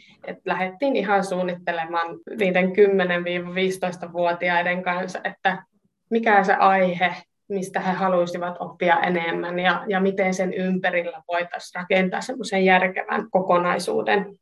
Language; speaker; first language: Finnish; non-native, fluent; Hungarian